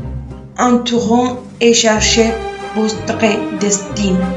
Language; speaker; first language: French; non-native, learner; Spanish